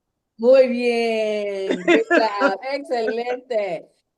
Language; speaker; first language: Spanish; non-native, fluent; English